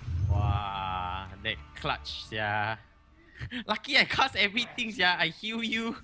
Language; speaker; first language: English; non-native, local second language; Chinese